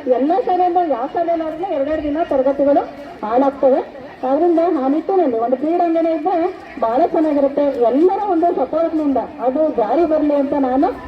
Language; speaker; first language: Kannada; native; Kannada